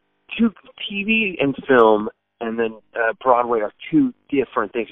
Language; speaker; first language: English; native; English